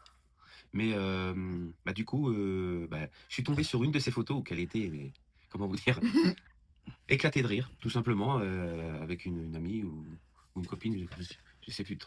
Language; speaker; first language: French; native; French